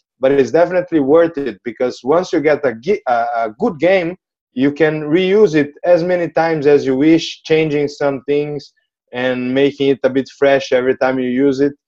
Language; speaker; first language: English; non-native, fluent; Portuguese